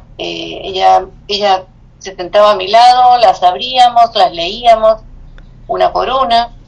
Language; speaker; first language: Spanish; native; Spanish